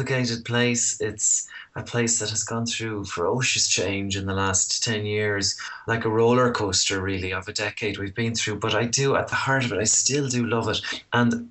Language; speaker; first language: English; native; English